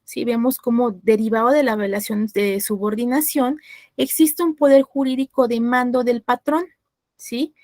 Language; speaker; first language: Spanish; native; Spanish